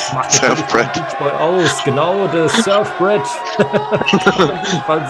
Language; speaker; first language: German; native; German